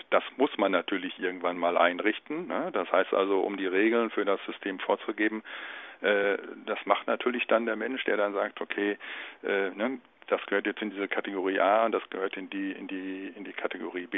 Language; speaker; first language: German; native; German